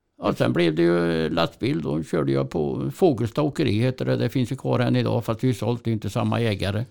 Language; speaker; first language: Swedish; native; Swedish